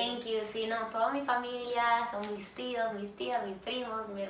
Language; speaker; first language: Spanish; early bilingual, heritage; English